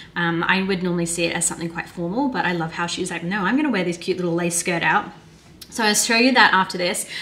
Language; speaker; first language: English; native; English